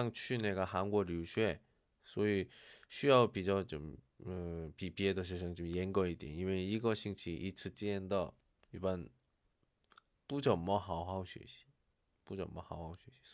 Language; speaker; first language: Chinese; non-native, learner; Korean